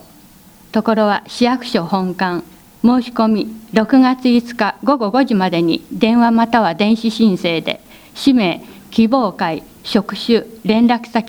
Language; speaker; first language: Japanese; native; Japanese